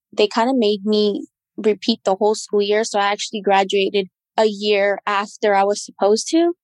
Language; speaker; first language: English; native; English